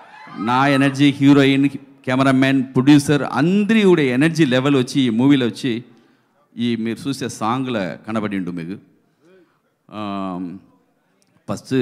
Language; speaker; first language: Telugu; non-native, learner; Tamil